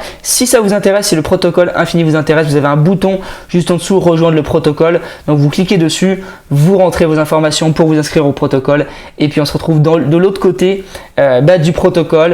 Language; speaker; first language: French; native; French